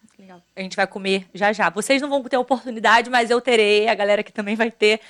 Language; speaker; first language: Portuguese; native; Portuguese